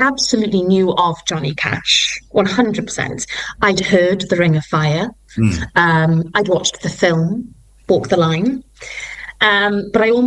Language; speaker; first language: English; non-native, local second language; Welsh